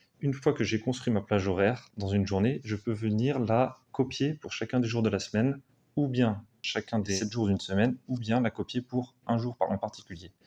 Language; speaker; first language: French; native; French